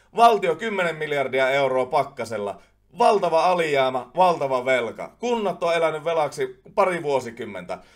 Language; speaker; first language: Finnish; native; Finnish